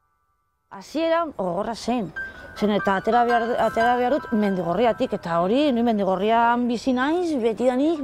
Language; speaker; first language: Basque; non-native, local second language; Spanish